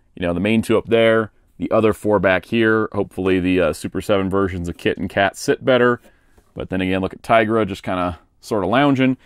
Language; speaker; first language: English; native; English